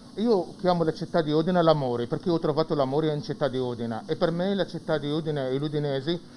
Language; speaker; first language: Italian; non-native, fluent; Arabic